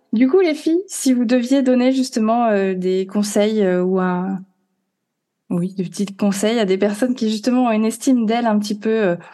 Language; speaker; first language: French; native; French